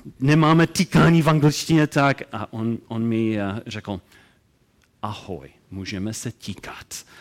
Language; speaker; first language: Czech; non-native, learner; English